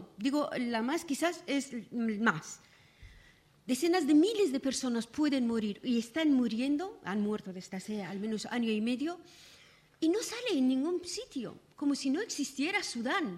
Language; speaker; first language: Spanish; non-native, fluent; Persian